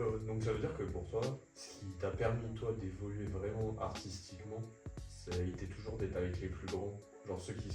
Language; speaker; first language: French; native; French